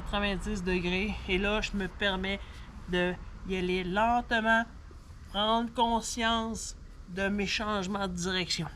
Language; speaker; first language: French; native; French